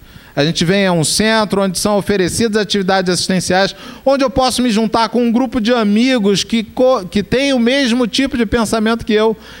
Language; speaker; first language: Portuguese; native; Portuguese